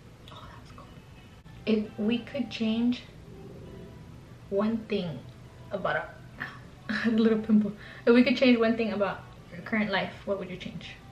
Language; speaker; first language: English; early bilingual, other home language; Spanish